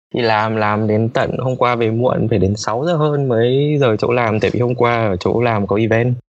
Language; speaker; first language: Vietnamese; native; Vietnamese